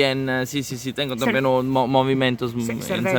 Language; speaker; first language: Spanish; non-native, learner; Italian